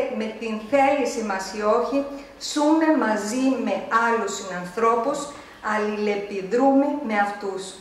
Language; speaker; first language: Greek; non-native, fluent; Spanish